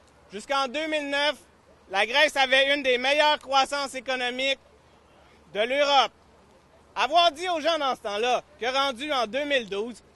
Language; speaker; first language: French; native; French